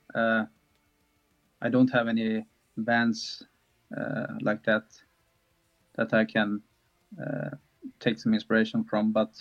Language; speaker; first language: English; non-native, fluent; Swedish